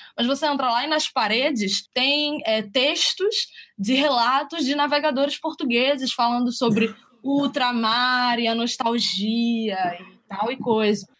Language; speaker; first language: Portuguese; native; Portuguese